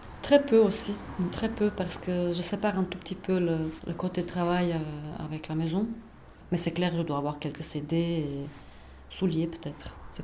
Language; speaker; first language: French; non-native, fluent; Bosnian